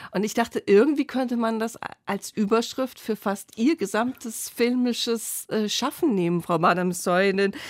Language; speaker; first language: German; native; German